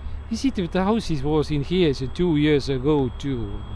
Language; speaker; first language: English; non-native, learner; Estonian